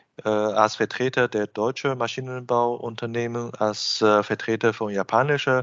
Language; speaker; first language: German; non-native, fluent; Chinese